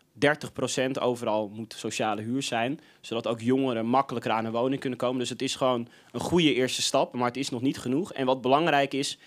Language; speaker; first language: Dutch; native; Dutch